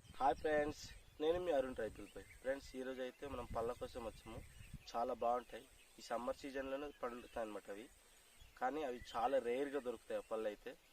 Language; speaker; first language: Telugu; non-native, local second language; Odia